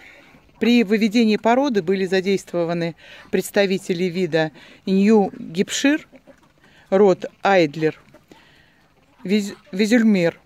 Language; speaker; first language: Russian; native; Russian